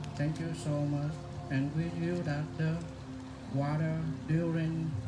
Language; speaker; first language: English; non-native, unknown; Vietnamese